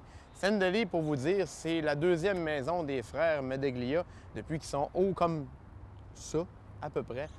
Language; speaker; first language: French; native; French